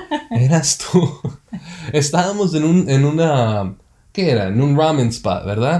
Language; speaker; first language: Spanish; early bilingual, heritage; Spanish